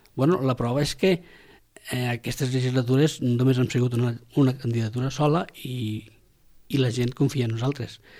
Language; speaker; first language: Catalan; non-native, local second language; Spanish